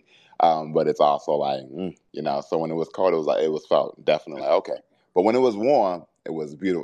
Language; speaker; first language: English; native; English